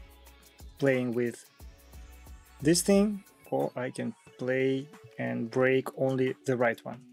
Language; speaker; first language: English; non-native, fluent; Russian